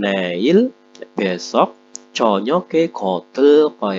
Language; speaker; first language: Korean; non-native, fluent; Indonesian